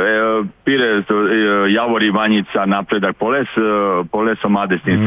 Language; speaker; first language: Greek; non-native, learner; Serbian